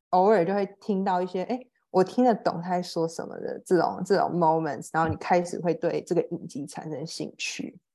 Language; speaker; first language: Chinese; native; Chinese